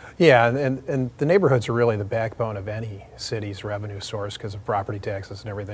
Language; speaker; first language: English; native; English